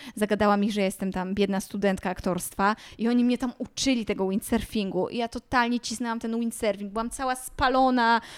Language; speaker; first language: Polish; native; Polish